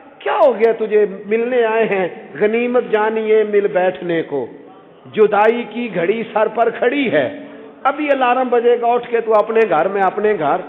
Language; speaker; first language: Urdu; non-native, local second language; Punjabi